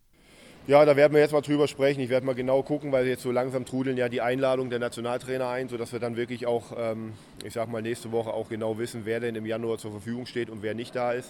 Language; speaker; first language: German; native; German